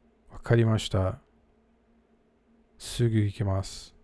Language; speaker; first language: Japanese; non-native, learner; English